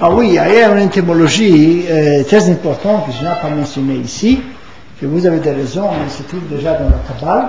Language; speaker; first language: French; non-native, fluent; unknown